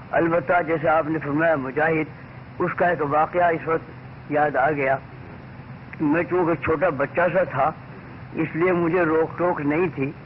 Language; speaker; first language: Urdu; native; Urdu